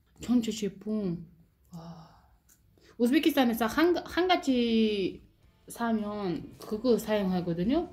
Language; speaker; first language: Korean; non-native, fluent; Uzbek